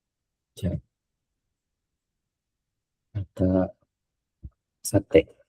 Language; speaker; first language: Japanese; non-native, fluent; Indonesian